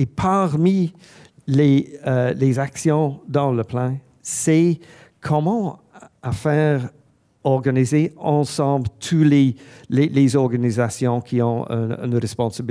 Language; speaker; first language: French; non-native, fluent; English